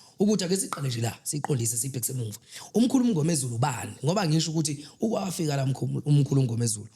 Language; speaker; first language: Zulu; native; Zulu